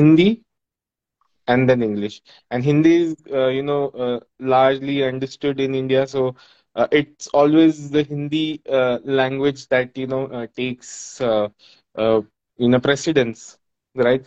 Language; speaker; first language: English; non-native, local second language; Marathi